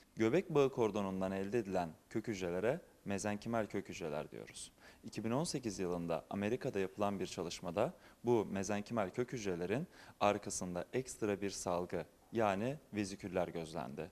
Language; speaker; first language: Turkish; native; Turkish